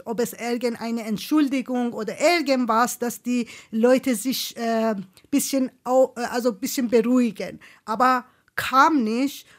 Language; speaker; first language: German; non-native, fluent; Persian